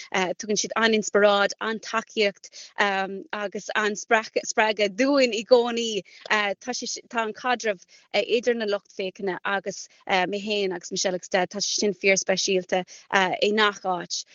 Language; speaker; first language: Irish; non-native, local second language; English